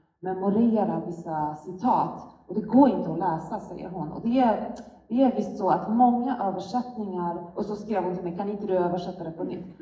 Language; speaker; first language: Swedish; non-native, fluent; Polish